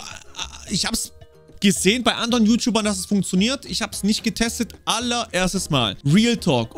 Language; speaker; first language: German; native; German